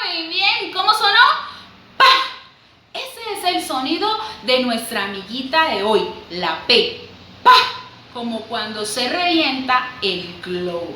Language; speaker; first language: Spanish; native; Spanish